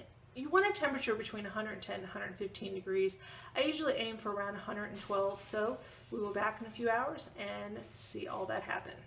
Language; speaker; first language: English; native; English